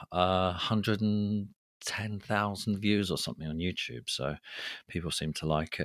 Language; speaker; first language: English; native; English